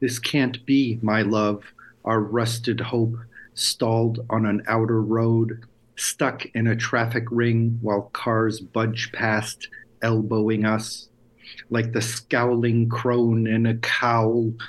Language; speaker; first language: English; native; English